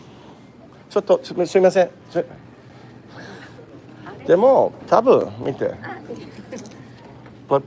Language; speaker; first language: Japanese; non-native, learner; English